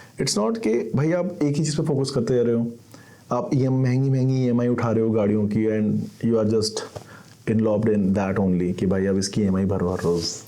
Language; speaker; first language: Hindi; native; Hindi